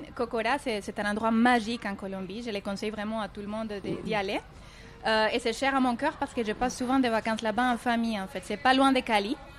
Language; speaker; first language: French; non-native, fluent; Spanish